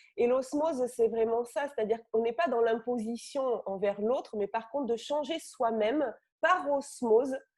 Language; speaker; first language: French; native; French